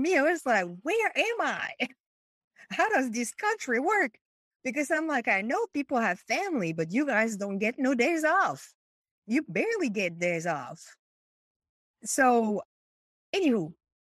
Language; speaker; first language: English; non-native, fluent; French